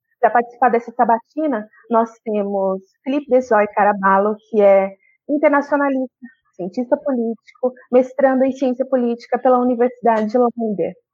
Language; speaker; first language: Portuguese; native; Portuguese